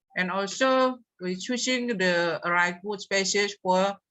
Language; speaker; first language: English; non-native, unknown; Indonesian